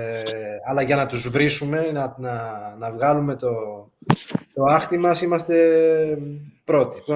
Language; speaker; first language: Greek; early bilingual, heritage; Greek